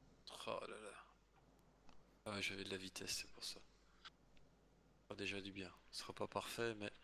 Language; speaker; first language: French; native; French